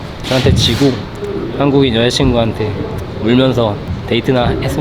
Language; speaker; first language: Korean; native; Korean